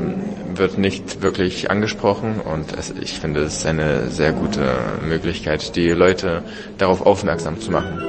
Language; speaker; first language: German; non-native, fluent; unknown